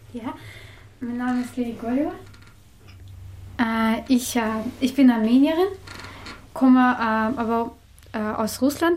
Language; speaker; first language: German; non-native, fluent; Armenian